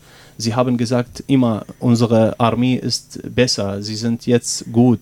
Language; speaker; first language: German; non-native, learner; Arabic